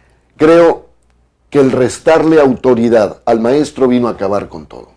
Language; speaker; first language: Spanish; native; Spanish